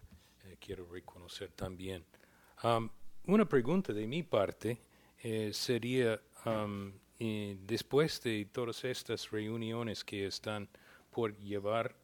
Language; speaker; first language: Spanish; non-native, fluent; English